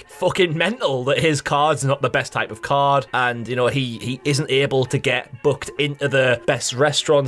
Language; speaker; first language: English; native; English